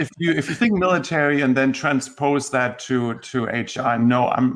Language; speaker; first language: English; non-native, fluent; German